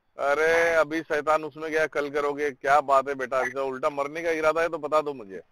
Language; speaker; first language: Hindi; native; Hindi